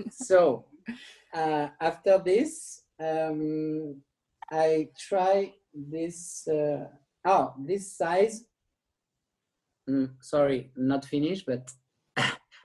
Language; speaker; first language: English; non-native, learner; French